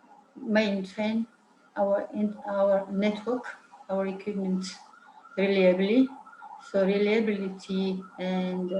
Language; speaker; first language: English; non-native, learner; Mongolian